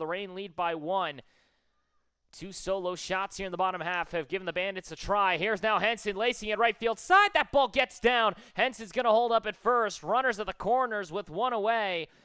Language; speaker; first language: English; native; English